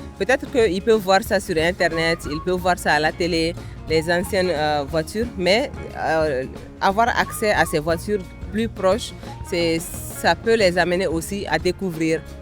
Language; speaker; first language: French; non-native, local second language; Bambara